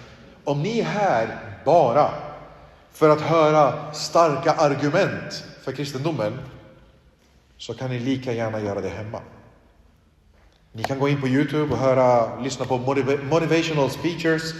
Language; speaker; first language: Swedish; early bilingual, other home language; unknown